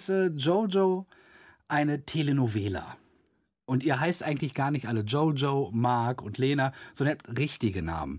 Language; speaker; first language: German; native; German